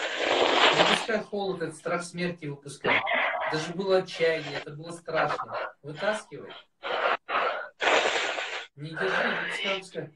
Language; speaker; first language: Russian; native; Russian